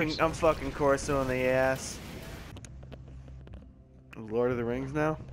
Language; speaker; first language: English; native; English